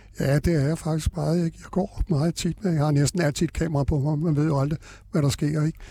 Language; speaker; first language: Danish; native; Danish